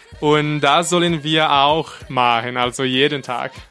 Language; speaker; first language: German; non-native, fluent; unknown